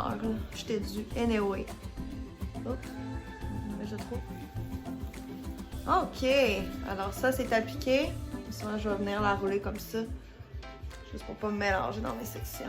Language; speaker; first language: French; native; French